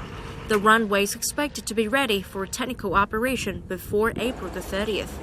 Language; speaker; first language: English; non-native, fluent; Vietnamese